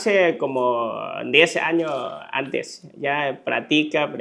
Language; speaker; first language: Spanish; non-native, learner; Chinese